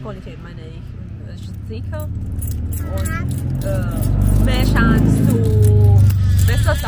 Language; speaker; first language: German; non-native, learner; Thai